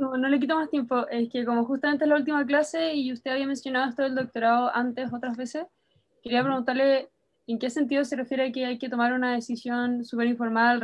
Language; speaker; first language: Spanish; native; Spanish